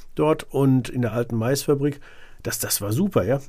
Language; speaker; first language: German; native; German